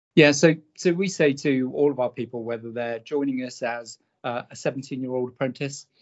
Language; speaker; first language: English; native; English